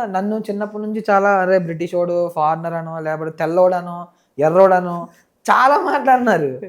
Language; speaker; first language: Telugu; non-native, local second language; Nepali